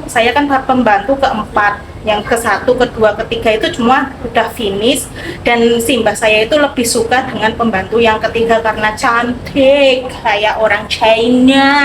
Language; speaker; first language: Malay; non-native, local second language; Javanese